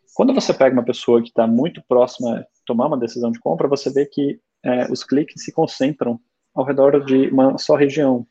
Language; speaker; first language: Portuguese; early bilingual, other home language; German